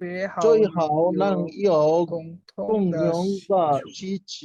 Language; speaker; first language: Chinese; non-native, learner; Bangla